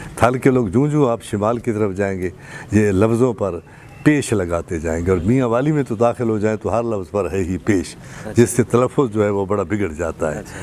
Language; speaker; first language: Urdu; non-native, local second language; Saraiki